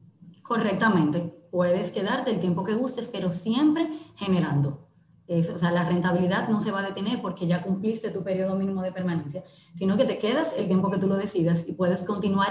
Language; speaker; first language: Spanish; native; Spanish